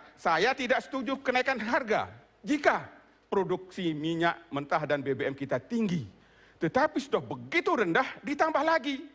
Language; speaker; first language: Indonesian; non-native, local second language; Sasak